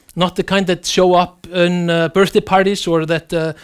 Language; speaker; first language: English; non-native, fluent; Icelandic